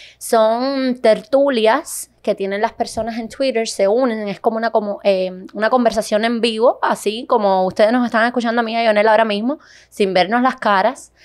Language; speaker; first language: Spanish; native; Spanish